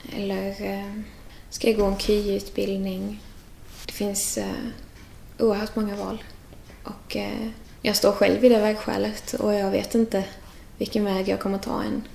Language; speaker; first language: Swedish; native; Swedish